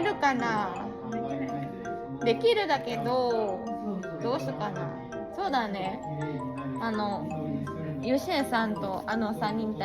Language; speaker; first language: Japanese; non-native, learner; Filipino